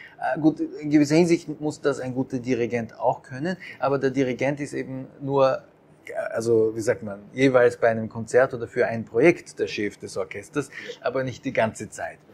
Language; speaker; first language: German; early bilingual, other home language; Japanese